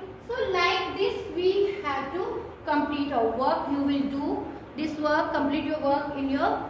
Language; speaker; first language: English; non-native, local second language; Hindi